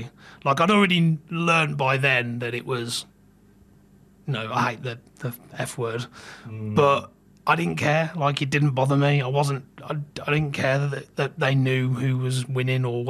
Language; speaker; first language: English; native; English